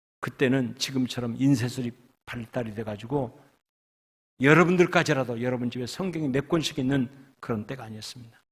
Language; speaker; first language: Korean; native; Korean